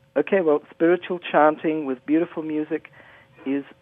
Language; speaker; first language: English; native; English